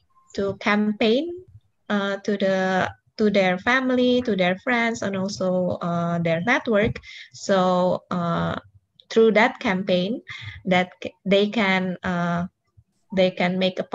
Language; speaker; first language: English; non-native, local second language; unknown